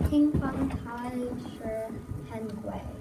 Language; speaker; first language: Chinese; non-native, learner; English